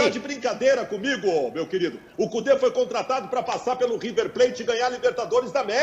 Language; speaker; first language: Portuguese; native; Portuguese